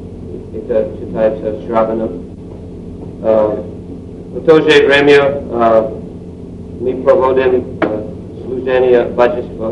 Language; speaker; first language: Russian; non-native, learner; English